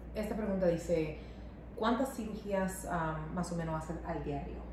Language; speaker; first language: Spanish; non-native, local second language; English